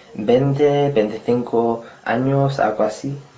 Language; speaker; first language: Spanish; non-native, fluent; English